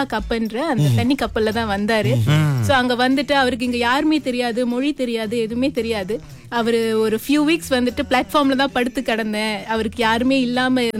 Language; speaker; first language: Tamil; early bilingual, heritage; Tamil